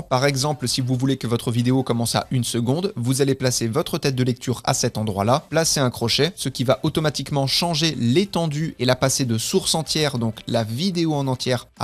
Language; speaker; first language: French; native; French